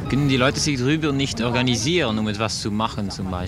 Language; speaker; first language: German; non-native, learner; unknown